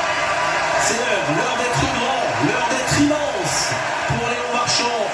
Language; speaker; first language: French; native; French